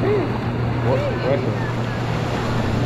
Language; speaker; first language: Spanish; non-native, learner; English